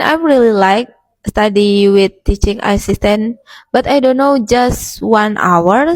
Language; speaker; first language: English; non-native, learner; Indonesian